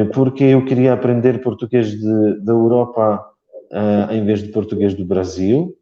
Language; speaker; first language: Portuguese; non-native, fluent; Polish